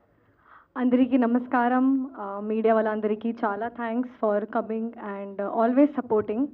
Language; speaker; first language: Telugu; non-native, fluent; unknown